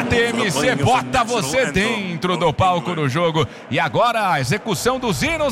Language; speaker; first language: Portuguese; native; Portuguese